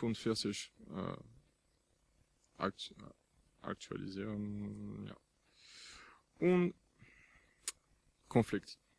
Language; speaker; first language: German; non-native, fluent; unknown